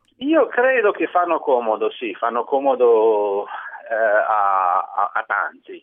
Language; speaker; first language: Italian; non-native, fluent; Kabyle